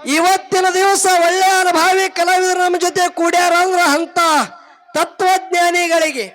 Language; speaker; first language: Kannada; native; Kannada